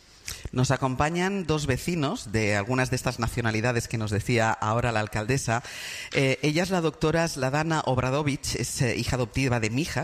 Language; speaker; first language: Spanish; native; Spanish